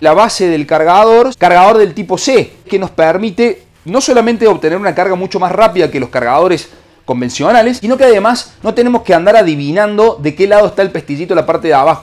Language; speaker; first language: Spanish; native; Spanish